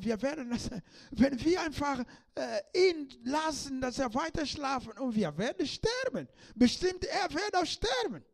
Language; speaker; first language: German; non-native, learner; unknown